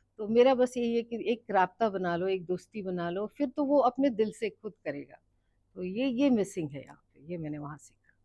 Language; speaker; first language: Hindi; native; Hindi